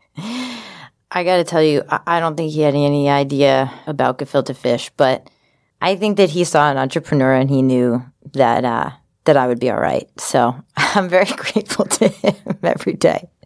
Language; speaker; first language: English; native; English